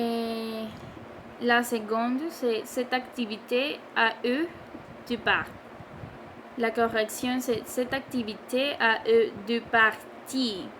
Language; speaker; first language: French; non-native, learner; Spanish